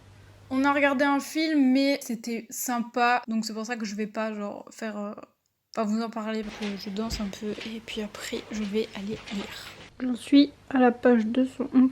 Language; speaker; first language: French; native; French